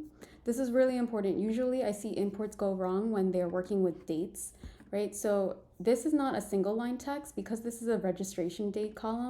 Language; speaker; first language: English; native; English